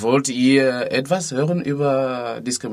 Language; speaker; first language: German; non-native, learner; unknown